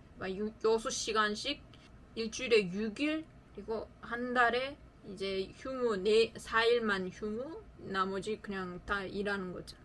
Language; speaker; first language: Korean; non-native, fluent; Uzbek